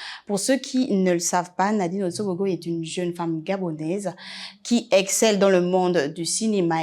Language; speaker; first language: French; native; French